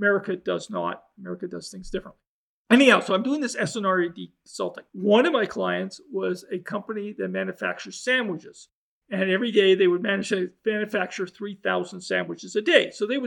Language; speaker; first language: English; native; English